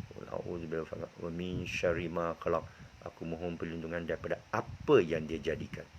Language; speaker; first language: Malay; non-native, local second language; Chinese